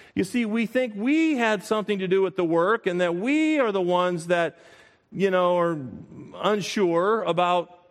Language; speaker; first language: English; native; English